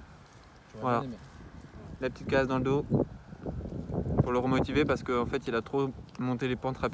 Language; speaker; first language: French; native; French